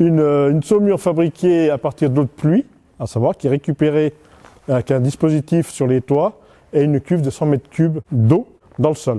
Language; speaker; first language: French; native; French